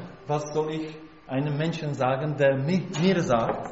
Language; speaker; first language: German; non-native, fluent; Czech